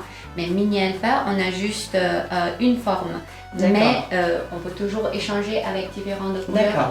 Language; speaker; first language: French; non-native, fluent; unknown